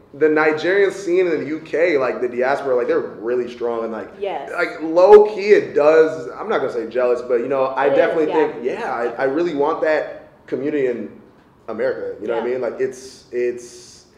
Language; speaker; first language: English; native; English